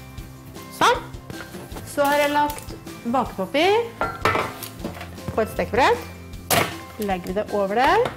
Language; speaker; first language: Norwegian; native; Norwegian